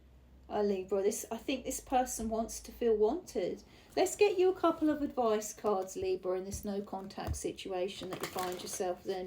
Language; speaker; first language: English; native; English